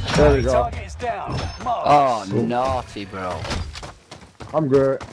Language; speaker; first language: English; native; English